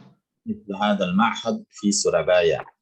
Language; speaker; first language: Arabic; non-native, fluent; Indonesian